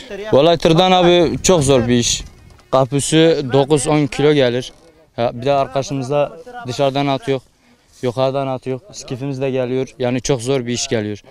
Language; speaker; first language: Turkish; non-native, learner; Arabic